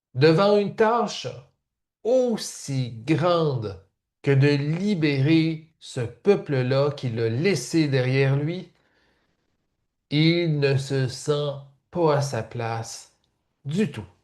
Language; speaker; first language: French; native; French